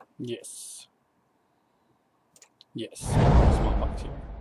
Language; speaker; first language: English; native; English